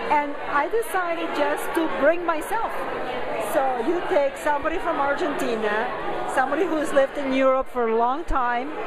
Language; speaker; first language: English; non-native, fluent; Spanish